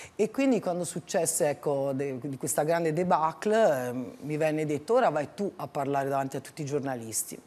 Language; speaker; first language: Italian; native; Italian